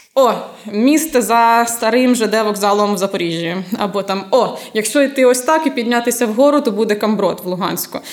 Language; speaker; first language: Ukrainian; native; Ukrainian